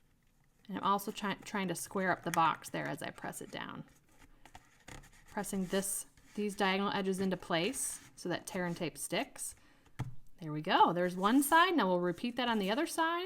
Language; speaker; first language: English; native; English